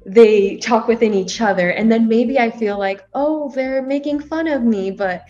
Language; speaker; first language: English; native; English